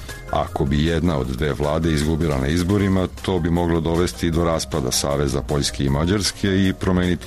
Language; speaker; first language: Croatian; native; Croatian